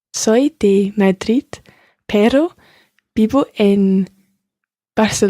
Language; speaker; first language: Spanish; non-native, learner; English